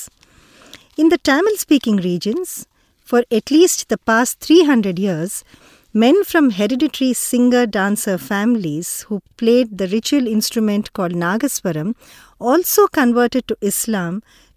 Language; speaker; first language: English; non-native, local second language; Telugu